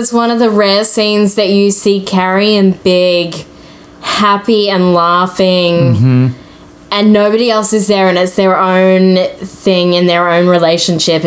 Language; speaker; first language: English; native; English